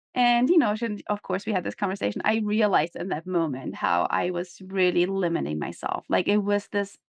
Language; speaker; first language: English; non-native, fluent; German